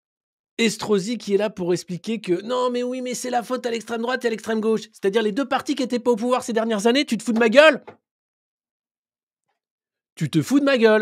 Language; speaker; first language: French; native; French